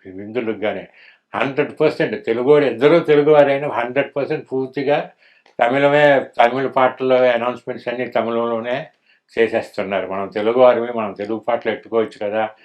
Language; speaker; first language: Telugu; early bilingual, heritage; Telugu